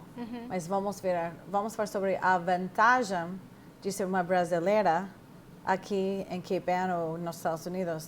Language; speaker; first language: Portuguese; non-native, fluent; English